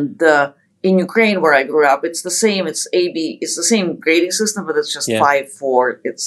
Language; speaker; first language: English; non-native, fluent; Ukrainian